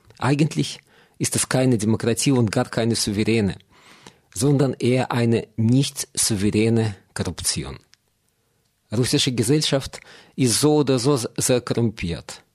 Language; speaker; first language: German; non-native, fluent; Russian